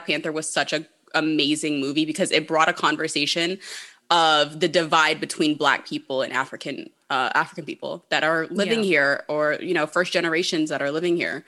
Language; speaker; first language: English; native; English